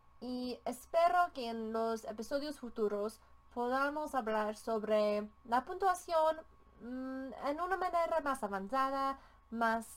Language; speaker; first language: Spanish; non-native, fluent; English